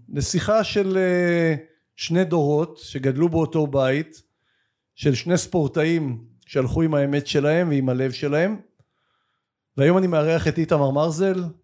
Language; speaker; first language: Hebrew; native; Hebrew